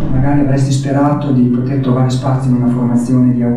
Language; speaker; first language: Italian; native; Italian